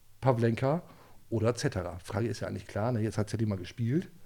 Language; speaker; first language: German; native; German